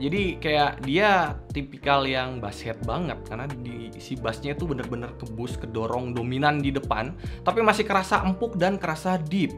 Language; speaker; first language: Indonesian; native; Indonesian